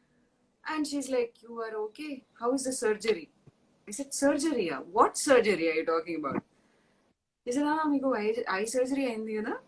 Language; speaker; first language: Telugu; non-native, fluent; Tamil